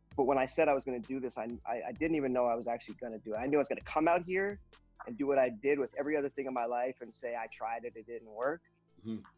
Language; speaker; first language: English; native; English